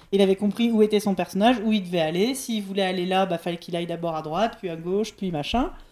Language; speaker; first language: French; native; French